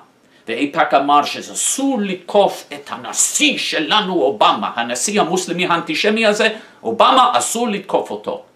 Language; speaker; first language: Hebrew; non-native, fluent; English